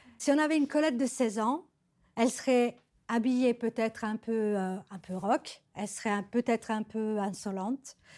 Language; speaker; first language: French; non-native, fluent; Italian